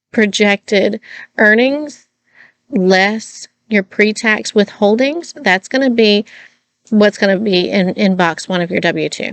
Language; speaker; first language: English; native; English